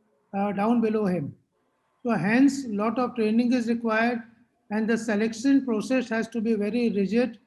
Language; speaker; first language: English; non-native, local second language; Hindi